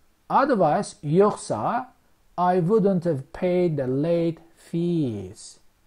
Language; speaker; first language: English; non-native, fluent; Azerbaijani